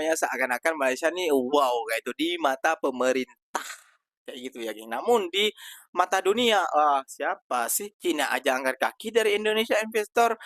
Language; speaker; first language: Indonesian; native; Indonesian